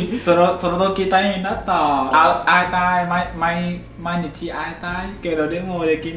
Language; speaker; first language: Japanese; non-native, learner; Vietnamese